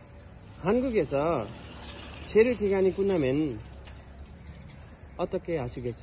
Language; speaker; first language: Korean; non-native, learner; Nepali